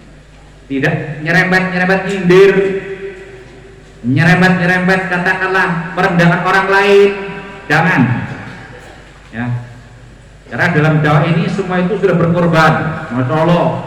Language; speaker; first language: Indonesian; non-native, local second language; Javanese